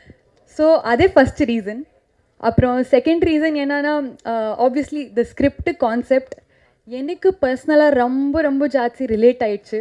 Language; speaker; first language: Tamil; non-native, fluent; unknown